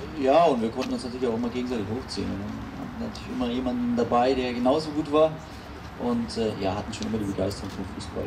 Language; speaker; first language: German; native; German